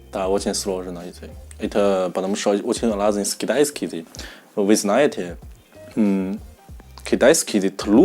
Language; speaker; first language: Russian; non-native, learner; Chinese